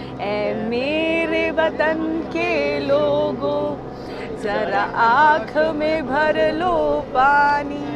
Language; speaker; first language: Hindi; native; Hindi